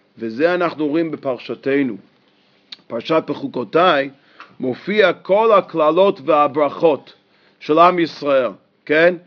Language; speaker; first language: Hebrew; non-native, fluent; English